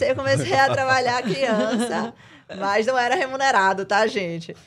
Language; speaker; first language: Portuguese; native; Portuguese